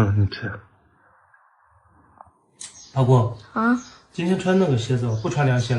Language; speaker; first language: Chinese; native; Chinese